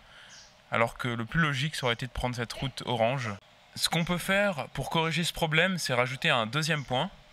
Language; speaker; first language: French; native; French